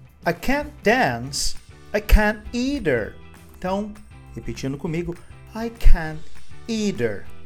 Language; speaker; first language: English; non-native, fluent; Portuguese